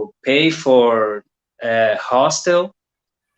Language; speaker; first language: English; non-native, learner; Portuguese